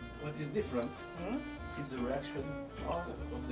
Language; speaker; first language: English; non-native, fluent; French